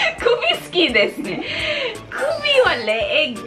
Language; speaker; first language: Japanese; non-native, fluent; Filipino